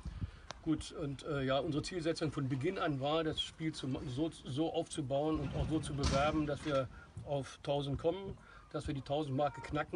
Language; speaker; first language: German; native; German